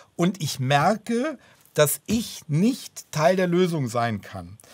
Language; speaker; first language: German; native; German